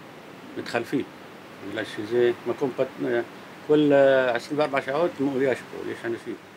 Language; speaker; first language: Hebrew; non-native, local second language; Arabic